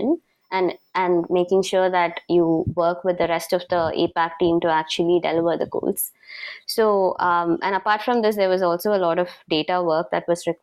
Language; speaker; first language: English; non-native, local second language; Tamil